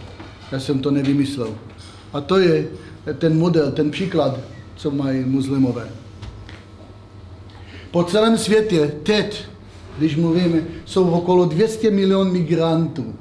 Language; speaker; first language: Czech; non-native, fluent; Hebrew